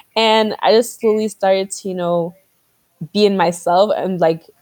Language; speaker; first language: English; native; English